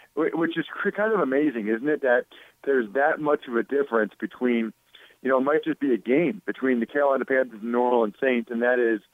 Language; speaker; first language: English; native; English